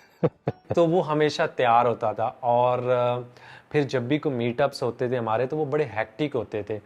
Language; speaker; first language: Urdu; native; Urdu